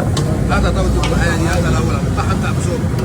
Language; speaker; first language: Arabic; native; Arabic